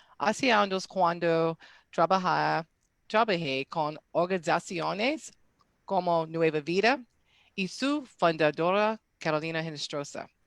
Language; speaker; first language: Spanish; non-native, fluent; English